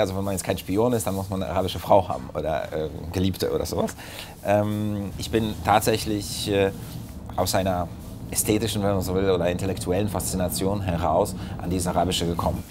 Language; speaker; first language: German; non-native, fluent; Polish